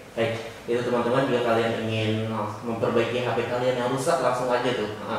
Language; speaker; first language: Indonesian; native; Indonesian